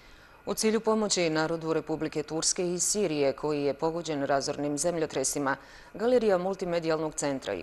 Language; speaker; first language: Serbian; native; Serbian